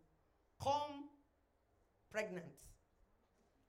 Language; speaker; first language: English; non-native, local second language; Yoruba